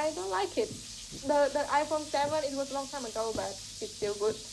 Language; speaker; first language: English; non-native, fluent; Vietnamese